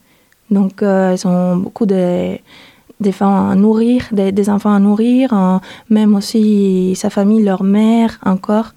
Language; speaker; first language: French; non-native, fluent; Spanish